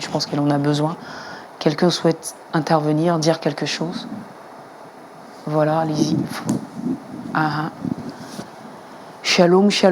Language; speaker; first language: French; native; French